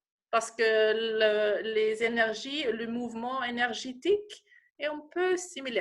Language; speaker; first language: French; non-native, learner; German